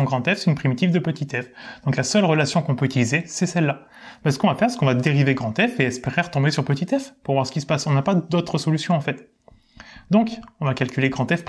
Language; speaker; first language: French; native; French